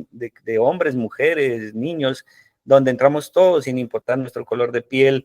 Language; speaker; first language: Spanish; native; Spanish